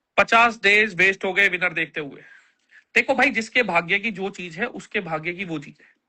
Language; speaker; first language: Hindi; native; Hindi